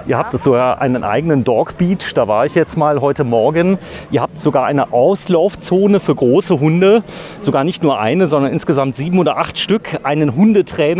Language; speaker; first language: German; native; German